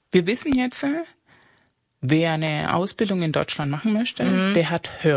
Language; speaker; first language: German; non-native, fluent; Spanish